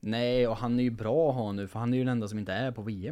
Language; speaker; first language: Swedish; native; Swedish